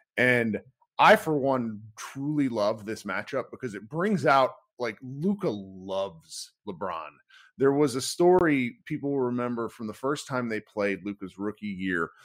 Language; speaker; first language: English; native; English